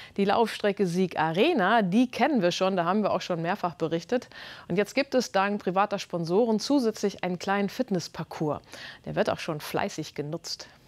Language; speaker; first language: German; native; German